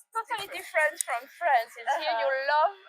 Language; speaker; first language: English; non-native, learner; French